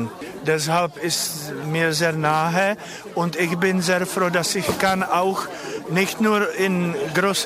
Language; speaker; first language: German; non-native, fluent; Czech